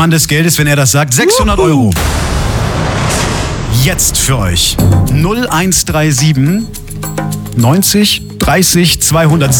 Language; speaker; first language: German; native; German